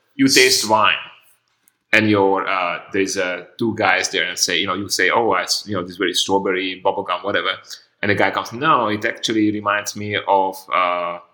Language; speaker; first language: English; non-native, fluent; Hungarian